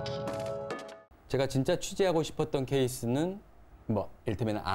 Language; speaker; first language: Korean; native; Korean